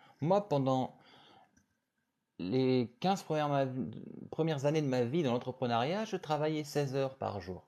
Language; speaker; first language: French; native; French